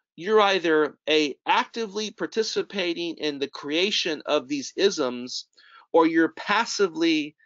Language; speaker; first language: English; native; English